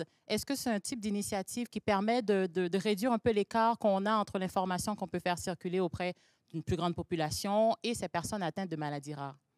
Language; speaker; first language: French; native; French